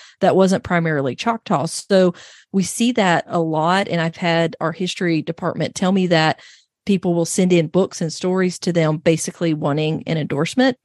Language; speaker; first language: English; native; English